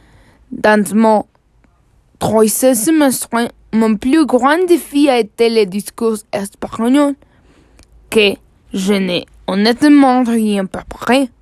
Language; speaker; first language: French; non-native, learner; Spanish